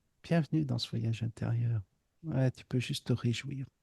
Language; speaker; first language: French; native; French